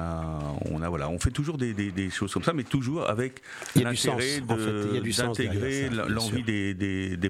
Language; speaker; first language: French; native; French